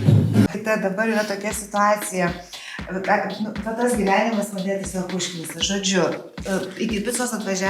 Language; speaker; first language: Lithuanian; native; Lithuanian